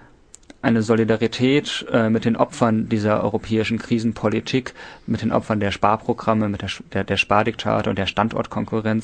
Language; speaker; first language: German; native; German